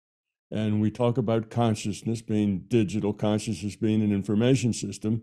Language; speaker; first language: English; native; English